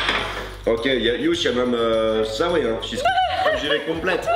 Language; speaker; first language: Polish; non-native, learner; French